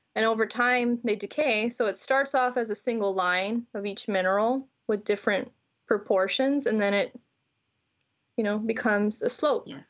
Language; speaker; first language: English; native; English